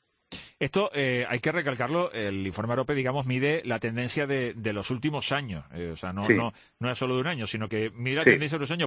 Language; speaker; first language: Spanish; native; Spanish